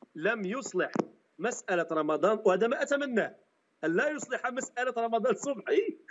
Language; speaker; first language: Arabic; native; Arabic